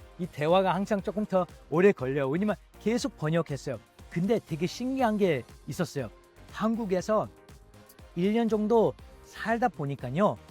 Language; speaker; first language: Korean; early bilingual, heritage; Korean